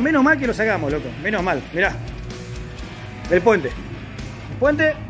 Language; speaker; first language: Spanish; native; Spanish